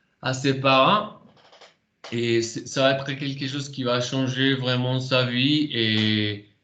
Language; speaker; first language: French; non-native, fluent; Spanish